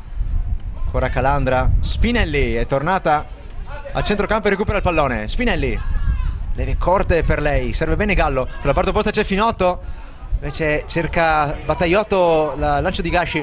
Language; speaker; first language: Italian; native; Italian